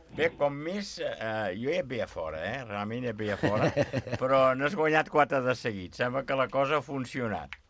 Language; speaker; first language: Catalan; native; Catalan